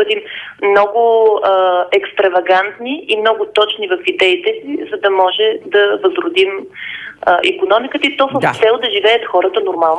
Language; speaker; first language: Bulgarian; native; Bulgarian